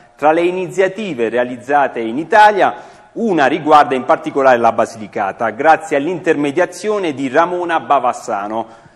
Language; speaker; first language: Italian; early bilingual, other home language; Spanish